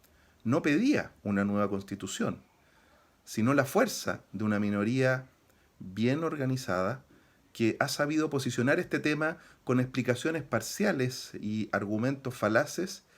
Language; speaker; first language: Spanish; native; Spanish